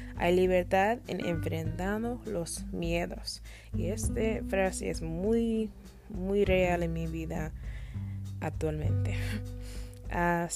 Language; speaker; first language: Spanish; non-native, learner; English